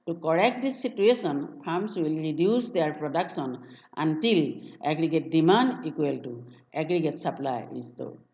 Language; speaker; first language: English; non-native, local second language; Assamese